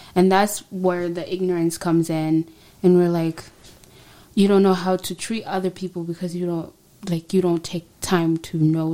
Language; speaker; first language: English; non-native, local second language; Swahili